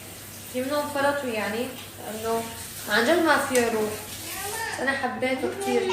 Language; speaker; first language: Arabic; native; Arabic